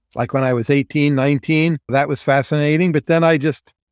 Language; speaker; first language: English; native; English